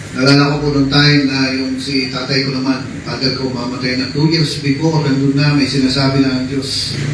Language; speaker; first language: Filipino; native; Filipino